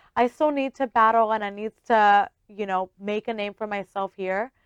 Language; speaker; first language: English; early bilingual, other home language; Spanish